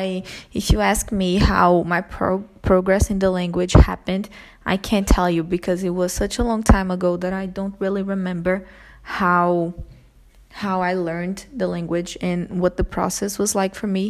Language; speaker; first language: English; non-native, fluent; Portuguese